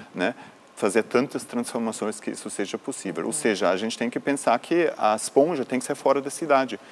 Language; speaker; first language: Portuguese; non-native, fluent; German